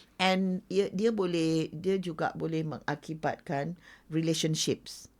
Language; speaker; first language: Malay; native; Malay